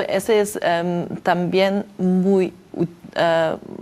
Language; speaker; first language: Spanish; non-native, learner; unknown